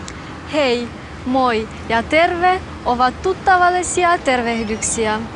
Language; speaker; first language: Finnish; non-native, fluent; Albanian